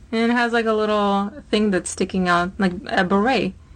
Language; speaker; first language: English; non-native, fluent; Russian